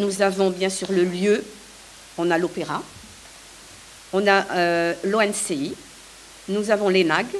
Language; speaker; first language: French; non-native, local second language; Arabic